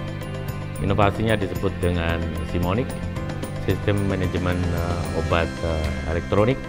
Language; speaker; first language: Indonesian; non-native, local second language; Javanese